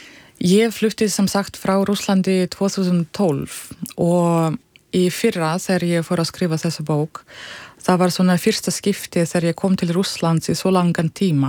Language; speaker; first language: Icelandic; non-native, fluent; Russian